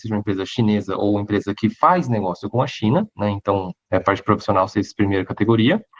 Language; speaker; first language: Portuguese; early bilingual, other home language; Hakka Chinese